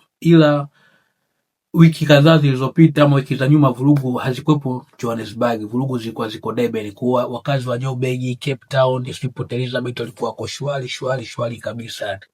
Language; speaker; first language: Swahili; native; Swahili